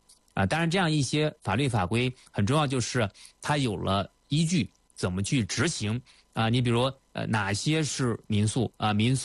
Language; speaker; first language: Chinese; native; Chinese